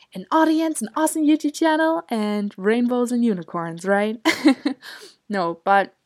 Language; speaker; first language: English; non-native, fluent; German